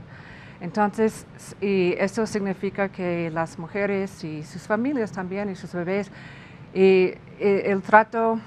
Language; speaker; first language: Spanish; non-native, fluent; English